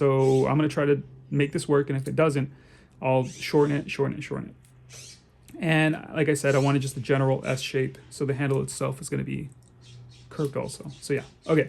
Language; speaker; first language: English; native; English